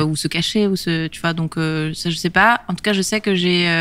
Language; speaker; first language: French; native; French